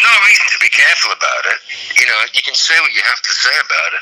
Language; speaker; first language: English; native; English